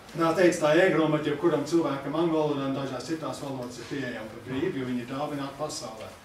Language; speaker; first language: Latvian; early bilingual, heritage; English